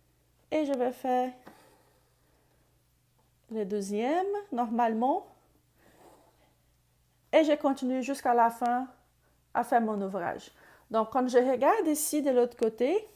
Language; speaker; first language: French; non-native, fluent; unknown